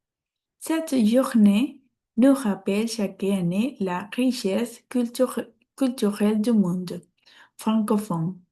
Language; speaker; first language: French; non-native, learner; Spanish